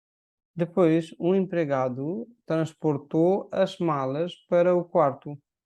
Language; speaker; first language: Portuguese; non-native, fluent; Hindi